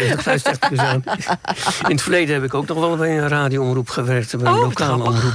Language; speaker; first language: Dutch; native; Dutch